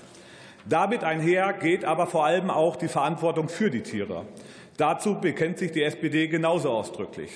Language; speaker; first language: German; native; German